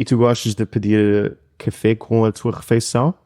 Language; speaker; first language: Portuguese; non-native, fluent; English